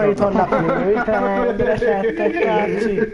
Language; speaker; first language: Italian; native; Italian